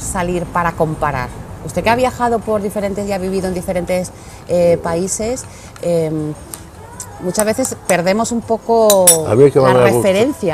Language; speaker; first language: Spanish; native; Spanish